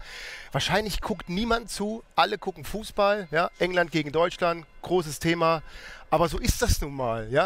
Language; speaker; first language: German; native; German